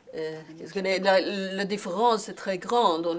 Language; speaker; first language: French; non-native, learner; Swedish